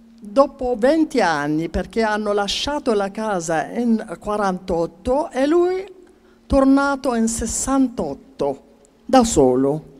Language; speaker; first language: Italian; non-native, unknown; Arabic